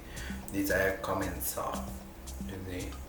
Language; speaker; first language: English; non-native, learner; Spanish